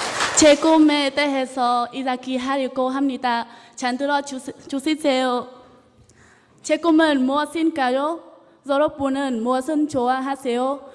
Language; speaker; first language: Korean; non-native, learner; Vietnamese